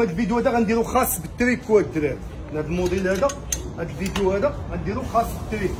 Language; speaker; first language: Arabic; native; Arabic